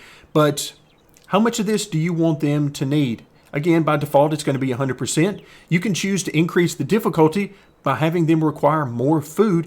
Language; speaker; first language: English; native; English